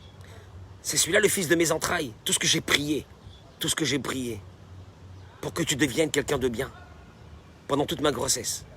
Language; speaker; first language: French; native; French